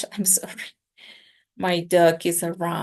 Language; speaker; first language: English; non-native, fluent; Spanish